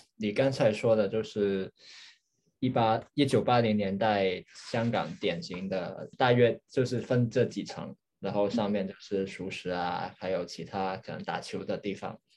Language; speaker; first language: Chinese; non-native, local second language; Cantonese